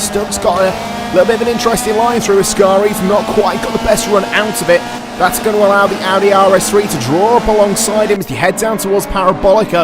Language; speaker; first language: English; native; English